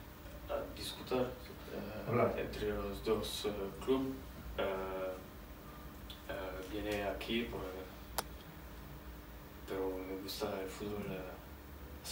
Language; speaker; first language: Spanish; non-native, learner; French